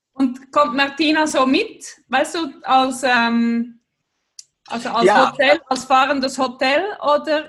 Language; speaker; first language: German; native; German